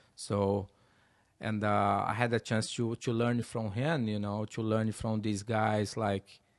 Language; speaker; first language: English; non-native, learner; Portuguese